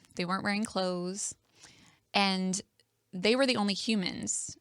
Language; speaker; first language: English; native; English